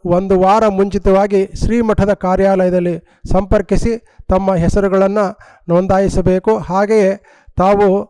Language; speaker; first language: Kannada; native; Kannada